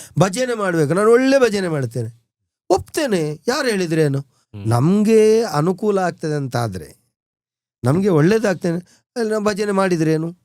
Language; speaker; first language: Kannada; non-native, local second language; Tulu